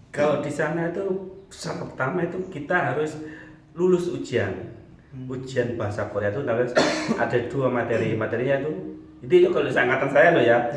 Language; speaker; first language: Indonesian; non-native, local second language; Javanese